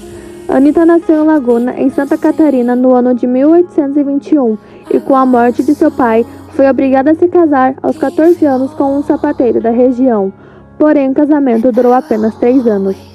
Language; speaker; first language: Portuguese; native; Portuguese